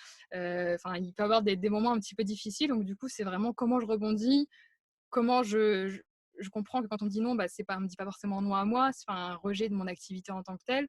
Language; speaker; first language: French; native; French